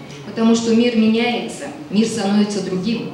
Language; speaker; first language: Russian; native; Russian